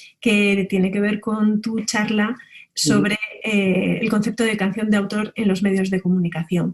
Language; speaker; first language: Spanish; native; Spanish